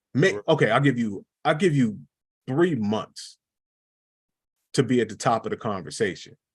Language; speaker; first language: English; native; English